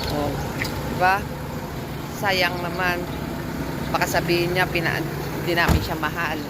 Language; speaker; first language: Filipino; non-native, local second language; Pampanga